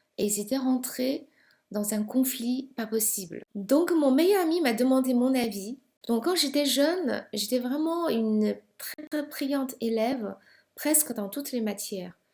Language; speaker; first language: French; non-native, fluent; Chinese